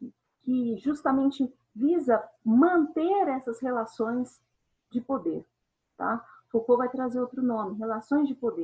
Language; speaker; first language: Portuguese; native; Portuguese